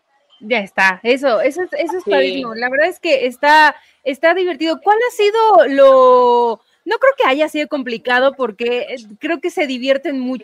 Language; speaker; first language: Spanish; native; Spanish